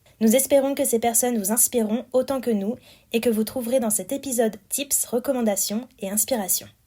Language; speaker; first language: French; native; French